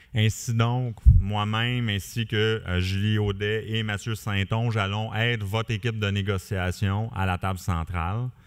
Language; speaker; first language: French; native; French